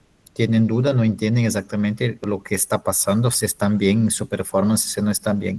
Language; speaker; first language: Spanish; non-native, fluent; Portuguese